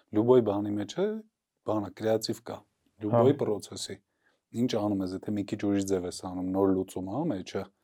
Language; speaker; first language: Armenian; native; Armenian